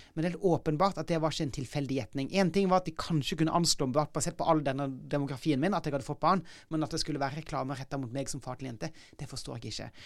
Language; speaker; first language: Norwegian; native; Norwegian